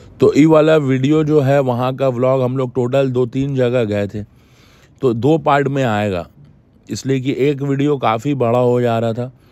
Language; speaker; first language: Hindi; native; Hindi